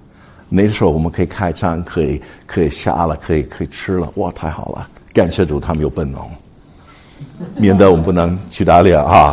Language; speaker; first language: Chinese; non-native, fluent; English